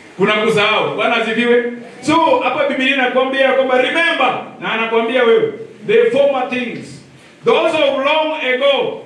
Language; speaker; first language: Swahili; non-native, local second language; Luyia